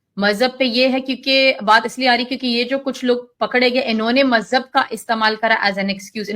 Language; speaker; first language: Hindi; early bilingual, heritage; Urdu